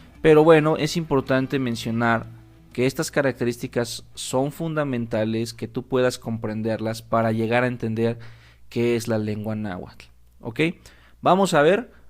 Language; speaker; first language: Spanish; native; Spanish